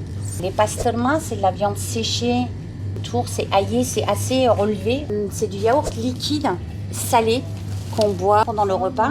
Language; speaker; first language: French; non-native, fluent; Turkish